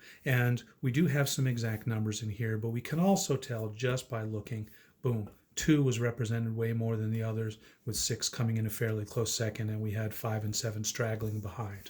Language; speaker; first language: English; native; English